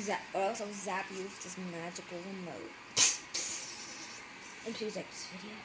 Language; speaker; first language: English; native; English